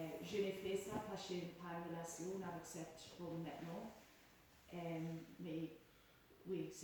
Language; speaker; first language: French; non-native, learner; English